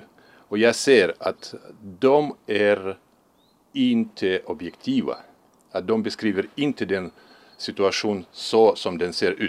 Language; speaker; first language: Swedish; non-native, fluent; Russian